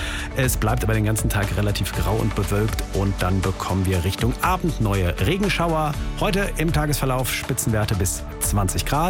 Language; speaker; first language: German; native; German